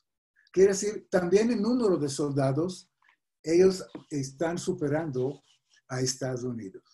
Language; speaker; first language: Spanish; non-native, fluent; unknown